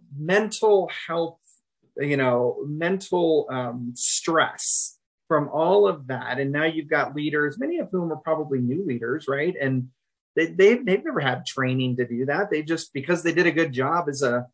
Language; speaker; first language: English; early bilingual, other home language; Spanish